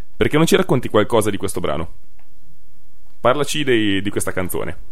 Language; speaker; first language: Italian; native; Italian